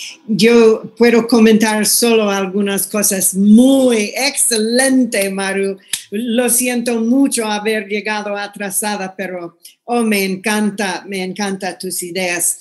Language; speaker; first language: Spanish; non-native, fluent; English